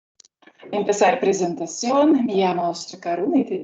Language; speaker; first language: Spanish; non-native, learner; Lithuanian